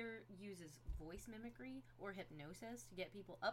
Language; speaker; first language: English; native; English